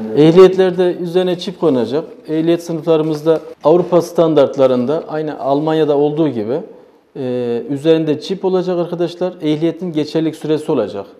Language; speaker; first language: Turkish; early bilingual, heritage; Turkish